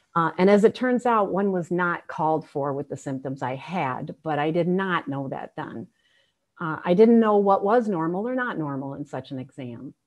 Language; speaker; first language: English; native; English